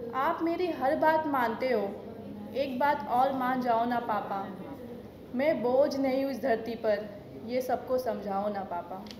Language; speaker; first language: Hindi; native; Hindi